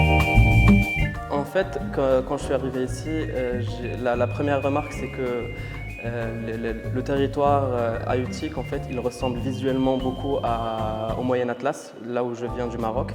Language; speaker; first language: French; non-native, local second language; Arabic